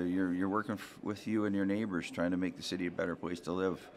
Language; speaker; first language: English; native; English